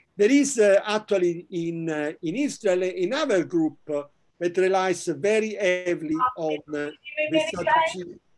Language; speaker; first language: English; non-native, fluent; Italian